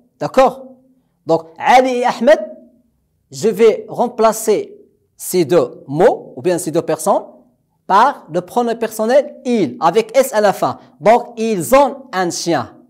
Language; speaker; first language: French; non-native, local second language; Arabic